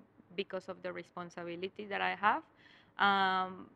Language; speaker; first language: English; non-native, fluent; Spanish